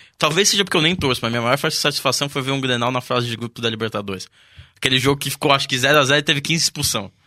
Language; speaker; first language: Portuguese; native; Portuguese